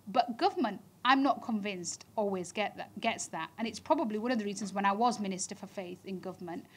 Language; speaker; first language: English; native; English